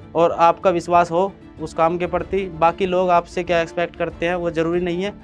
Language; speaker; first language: Hindi; native; Hindi